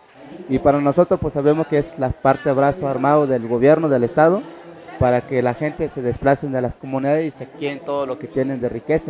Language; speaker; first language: Spanish; non-native, local second language; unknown